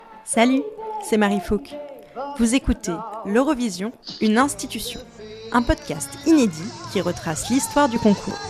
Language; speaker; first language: French; native; French